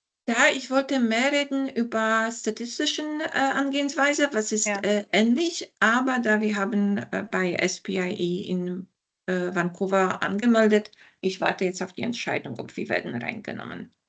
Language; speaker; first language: German; non-native, fluent; Polish